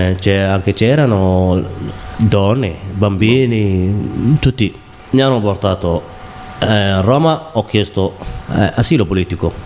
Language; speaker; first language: Italian; non-native, learner; Somali